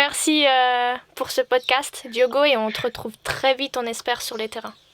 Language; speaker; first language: French; native; French